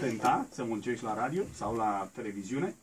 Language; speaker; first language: Romanian; native; Romanian